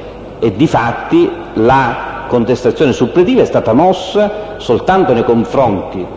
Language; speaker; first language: Italian; native; Italian